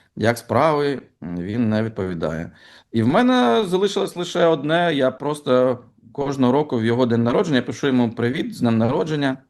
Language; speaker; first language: Ukrainian; non-native, local second language; Russian